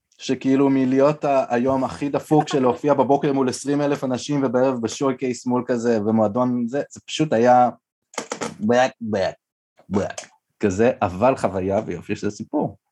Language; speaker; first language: Hebrew; native; Hebrew